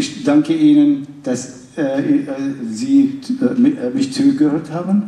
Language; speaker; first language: German; non-native, fluent; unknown